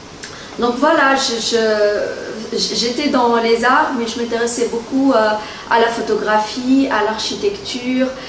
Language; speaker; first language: French; non-native, local second language; Arabic